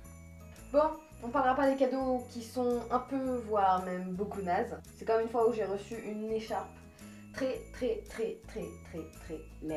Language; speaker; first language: French; native; French